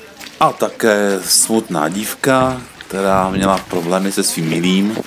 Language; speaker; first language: Czech; native; Czech